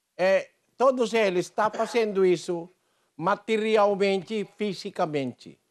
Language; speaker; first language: Portuguese; non-native, fluent; Filipino